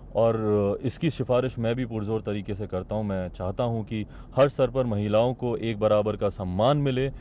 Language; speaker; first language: Hindi; native; Hindi